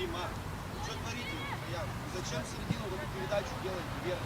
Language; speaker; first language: Russian; native; Russian